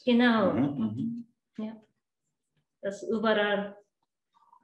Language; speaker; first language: German; non-native, learner; Japanese